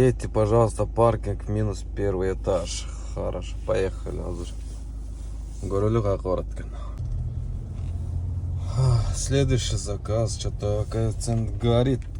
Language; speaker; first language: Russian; non-native, local second language; Kyrgyz